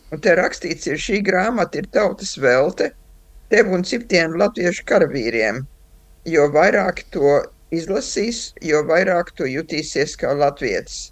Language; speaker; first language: Latvian; early bilingual, heritage; Latvian